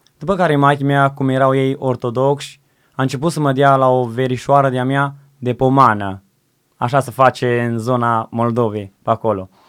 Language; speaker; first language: Romanian; native; Romanian